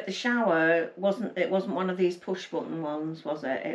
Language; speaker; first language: English; native; English